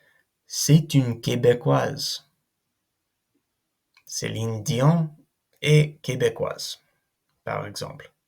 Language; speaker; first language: French; non-native, fluent; English